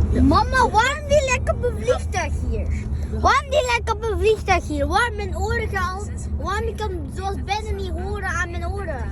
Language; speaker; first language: Dutch; early bilingual, other home language; Filipino